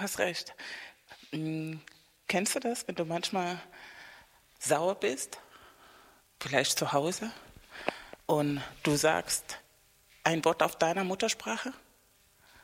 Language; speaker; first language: German; non-native, fluent; Spanish